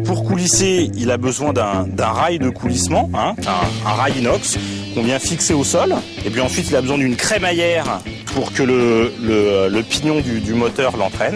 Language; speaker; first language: French; native; French